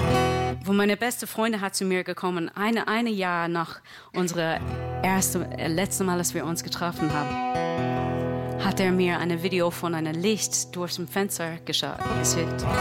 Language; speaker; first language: German; non-native, learner; English